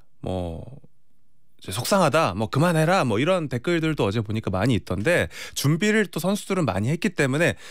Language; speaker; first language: Korean; native; Korean